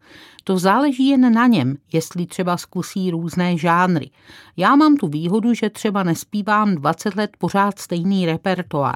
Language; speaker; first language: Czech; native; Czech